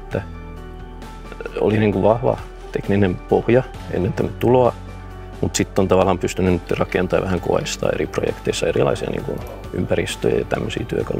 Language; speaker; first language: Finnish; native; Finnish